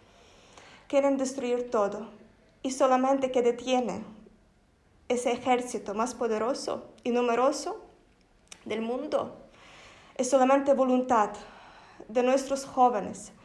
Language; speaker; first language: Spanish; non-native, fluent; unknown